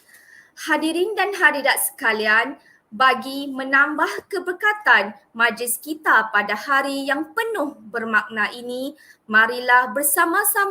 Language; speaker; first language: Malay; native; Malay